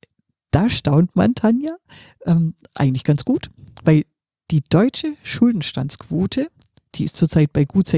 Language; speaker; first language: German; native; German